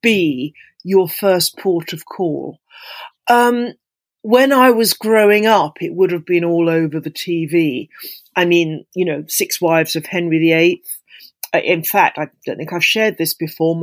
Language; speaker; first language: English; native; English